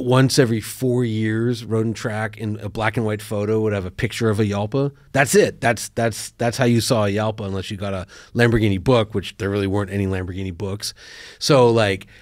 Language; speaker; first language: English; native; English